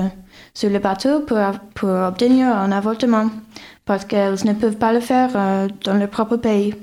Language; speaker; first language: French; non-native, fluent; English